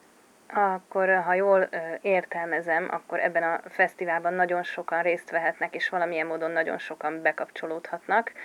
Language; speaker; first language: Hungarian; native; Hungarian